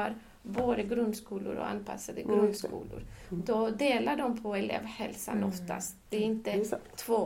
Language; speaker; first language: Swedish; non-native, fluent; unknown